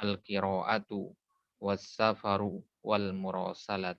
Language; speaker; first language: Arabic; non-native, fluent; Indonesian